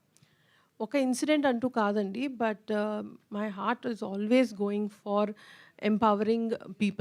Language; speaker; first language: Telugu; native; Telugu